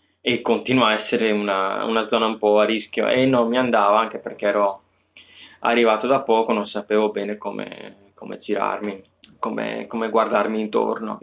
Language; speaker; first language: Italian; native; Italian